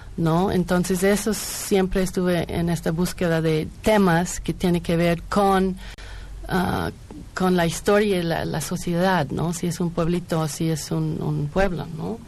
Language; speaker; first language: Spanish; non-native, learner; English